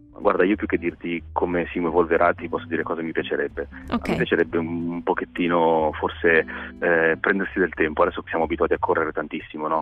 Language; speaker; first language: Italian; native; Italian